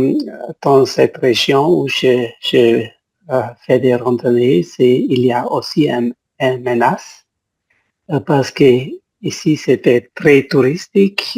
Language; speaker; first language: French; non-native, learner; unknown